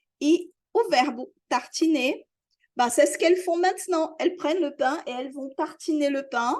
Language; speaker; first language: French; non-native, fluent; Portuguese